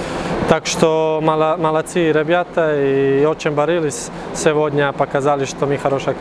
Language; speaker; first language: Russian; non-native, fluent; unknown